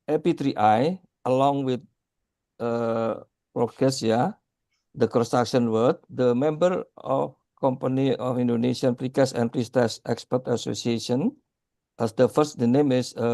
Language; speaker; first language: English; non-native, learner; Indonesian